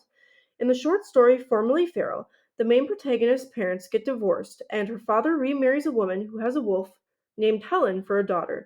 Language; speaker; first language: English; native; English